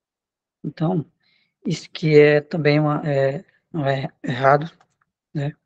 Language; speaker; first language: Portuguese; non-native, local second language; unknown